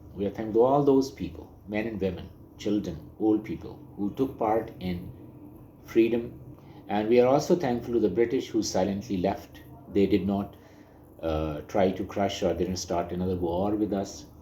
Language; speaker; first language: English; non-native, local second language; Urdu